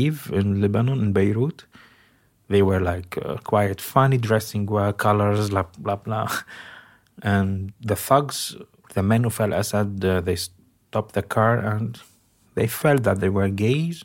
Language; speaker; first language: English; non-native, fluent; Arabic